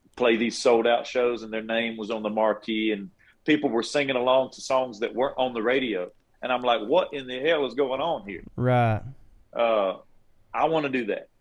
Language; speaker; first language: English; native; English